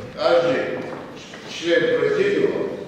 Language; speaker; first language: Russian; non-native, fluent; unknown